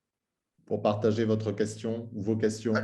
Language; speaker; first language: French; native; French